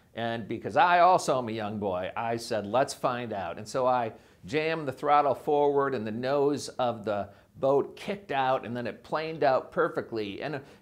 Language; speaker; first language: English; native; English